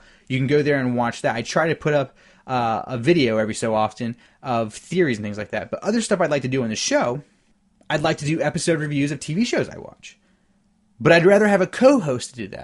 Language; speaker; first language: English; native; English